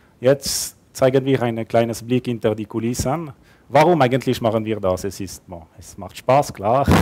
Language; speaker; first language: German; non-native, local second language; French